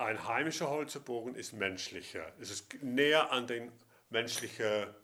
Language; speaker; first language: German; non-native, fluent; English